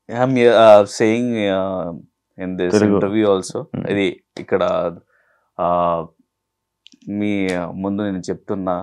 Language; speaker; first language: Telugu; non-native, fluent; Urdu